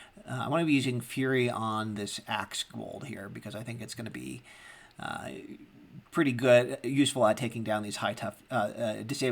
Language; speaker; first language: English; native; English